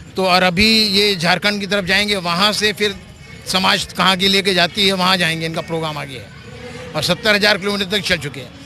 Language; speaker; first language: Hindi; native; Hindi